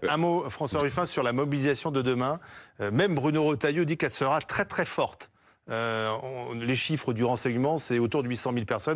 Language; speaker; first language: French; native; French